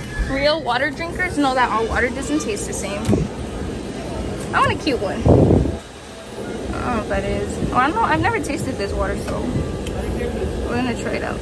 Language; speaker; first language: English; early bilingual, other home language; Spanish